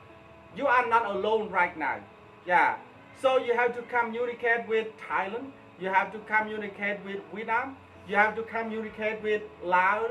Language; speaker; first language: English; non-native, fluent; Khmer